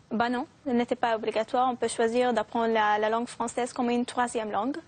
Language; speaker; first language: French; non-native, fluent; Arabic